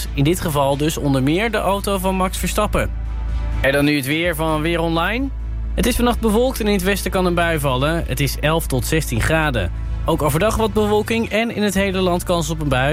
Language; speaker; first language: Dutch; native; Dutch